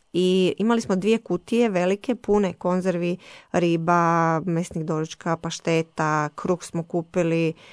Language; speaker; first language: Croatian; native; Croatian